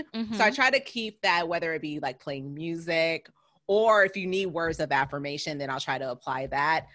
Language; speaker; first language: English; native; English